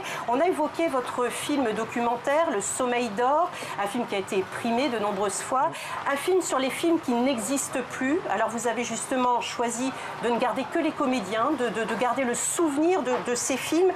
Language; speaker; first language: French; native; French